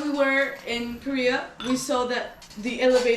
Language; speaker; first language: English; non-native, fluent; Bulgarian